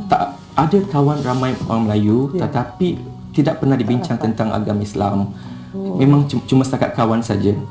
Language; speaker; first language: Malay; non-native, local second language; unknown